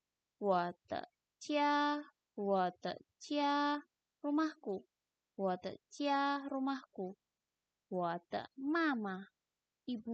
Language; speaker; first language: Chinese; non-native, fluent; Indonesian